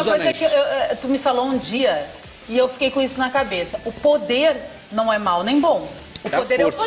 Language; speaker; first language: Portuguese; native; Portuguese